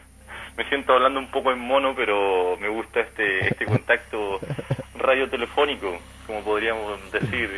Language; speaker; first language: Spanish; native; Spanish